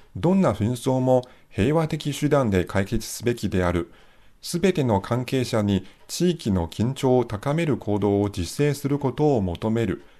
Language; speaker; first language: Japanese; non-native, fluent; Chinese